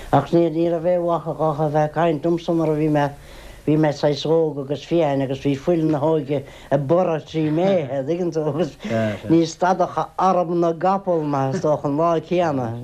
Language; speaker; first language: Irish; native; Irish